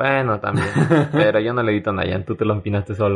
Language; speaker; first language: Spanish; native; Spanish